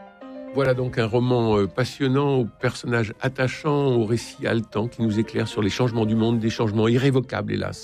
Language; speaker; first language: French; native; French